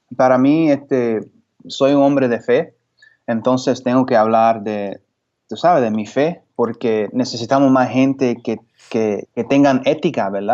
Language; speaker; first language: Spanish; early bilingual, heritage; Spanish